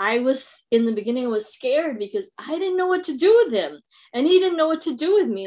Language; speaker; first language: English; non-native, local second language; Filipino